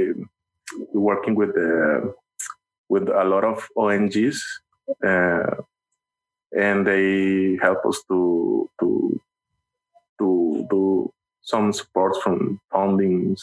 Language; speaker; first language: English; non-native, learner; Spanish